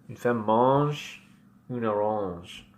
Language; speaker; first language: French; non-native, learner; English